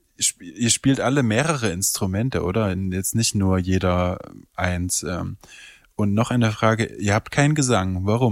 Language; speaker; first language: German; native; German